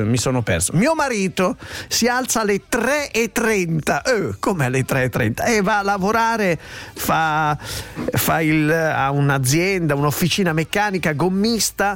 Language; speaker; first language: Italian; native; Italian